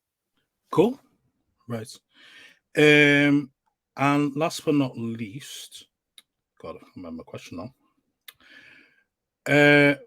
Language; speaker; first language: English; native; English